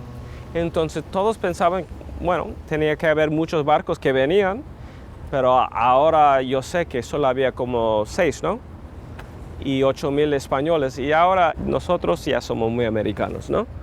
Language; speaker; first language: Spanish; non-native, fluent; English